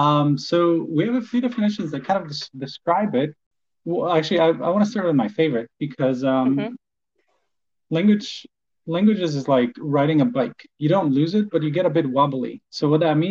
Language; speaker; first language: English; non-native, fluent; Polish